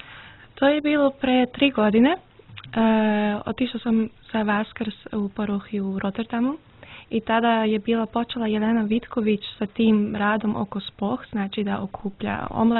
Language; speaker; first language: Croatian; early bilingual, heritage; Serbian